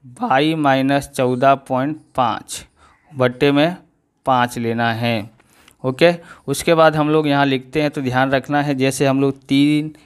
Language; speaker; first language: Hindi; non-native, local second language; Gujarati